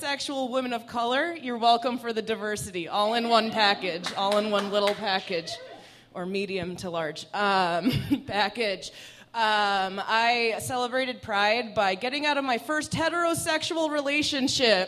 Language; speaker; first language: English; non-native, fluent; Persian